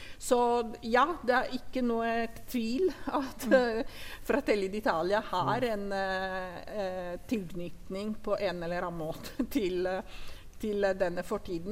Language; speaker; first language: Norwegian; non-native, fluent; Italian